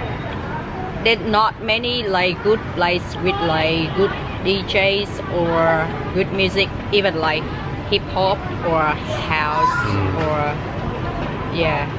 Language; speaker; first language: English; non-native, fluent; Vietnamese